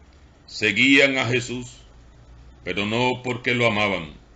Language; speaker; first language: Spanish; native; Spanish